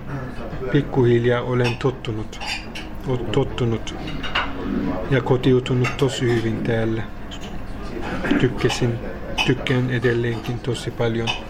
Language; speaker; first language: Finnish; non-native, fluent; Turkish